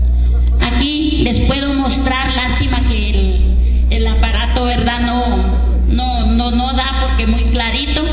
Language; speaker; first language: Spanish; native; Spanish